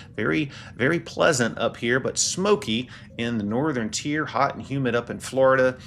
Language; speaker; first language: English; native; English